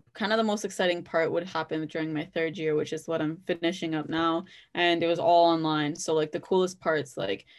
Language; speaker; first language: English; native; English